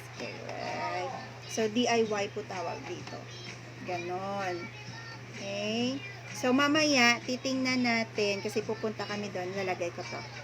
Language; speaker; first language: Filipino; non-native, local second language; Hiligaynon